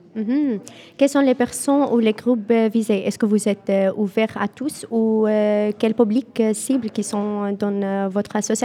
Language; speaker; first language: French; non-native, fluent; Arabic